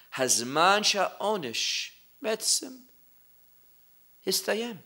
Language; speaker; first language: Hebrew; non-native, fluent; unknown